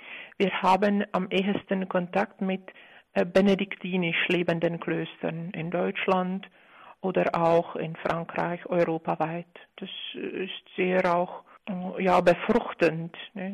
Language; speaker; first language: German; non-native, fluent; Czech